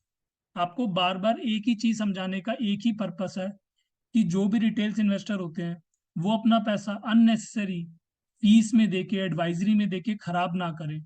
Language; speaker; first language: Hindi; native; Hindi